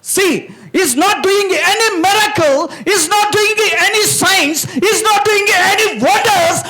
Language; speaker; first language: English; non-native, local second language; Telugu